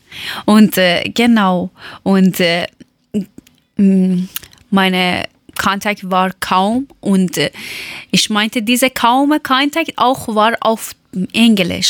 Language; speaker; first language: German; non-native, learner; Persian